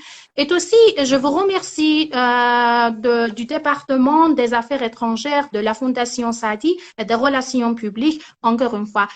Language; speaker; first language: French; non-native, learner; Persian